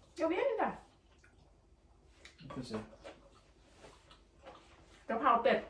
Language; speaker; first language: Swedish; non-native, learner; Thai